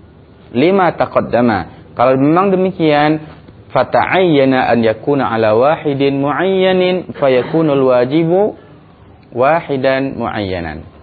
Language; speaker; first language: Arabic; non-native, fluent; Indonesian